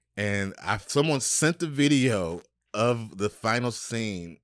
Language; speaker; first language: English; native; English